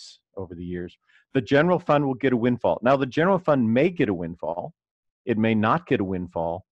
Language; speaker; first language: English; native; English